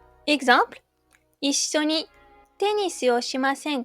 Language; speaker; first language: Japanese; non-native, fluent; French